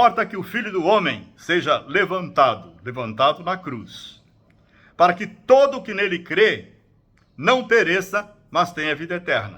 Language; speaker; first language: Portuguese; native; Portuguese